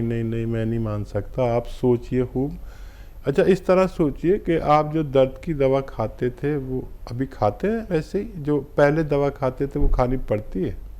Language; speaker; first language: Hindi; native; Hindi